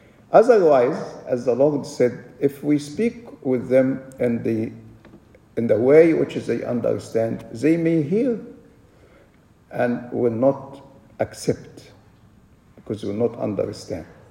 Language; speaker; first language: English; non-native, fluent; Arabic